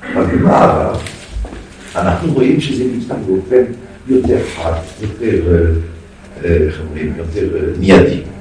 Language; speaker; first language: Hebrew; non-native, fluent; French